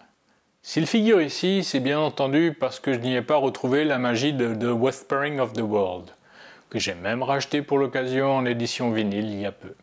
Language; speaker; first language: French; native; French